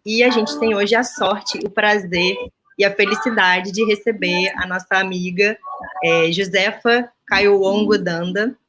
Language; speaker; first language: Portuguese; native; Portuguese